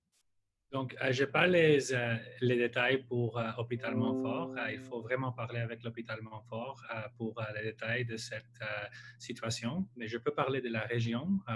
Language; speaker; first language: French; non-native, local second language; English